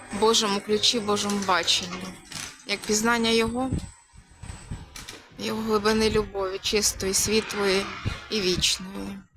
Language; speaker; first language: Ukrainian; native; Ukrainian